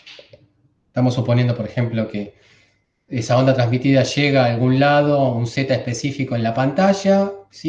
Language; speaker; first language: Spanish; native; Spanish